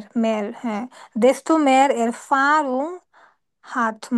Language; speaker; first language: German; non-native, learner; Bangla